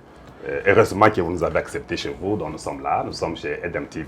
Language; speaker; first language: French; non-native, local second language; Lingala